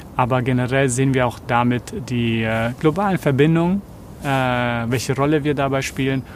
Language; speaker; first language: German; early bilingual, other home language; Serbian